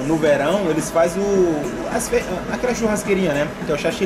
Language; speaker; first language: Portuguese; native; Portuguese